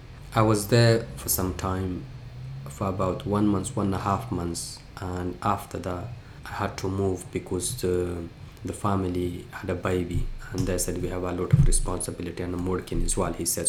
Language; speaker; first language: English; early bilingual, other home language; Persian